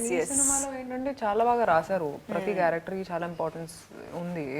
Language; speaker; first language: Telugu; non-native, learner; Hindi